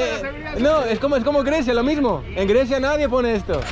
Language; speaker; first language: Spanish; non-native, learner; Greek